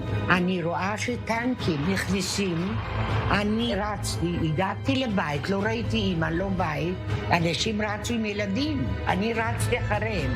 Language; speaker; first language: Hebrew; early bilingual, other home language; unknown